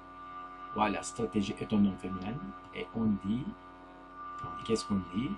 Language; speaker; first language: French; non-native, fluent; Turkish